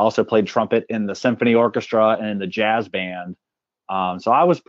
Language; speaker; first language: English; native; English